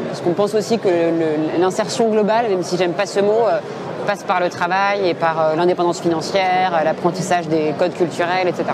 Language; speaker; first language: French; native; French